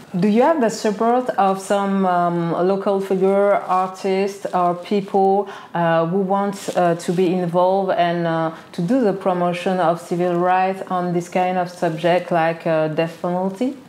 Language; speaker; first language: English; non-native, fluent; French